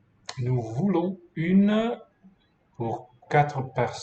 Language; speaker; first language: French; non-native, fluent; English